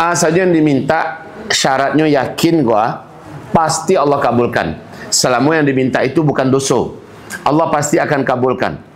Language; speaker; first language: Malay; non-native, local second language; Minangkabau